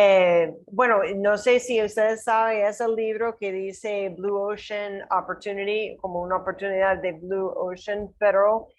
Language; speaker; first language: Spanish; non-native, learner; English